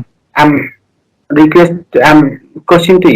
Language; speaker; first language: English; non-native, learner; Bangla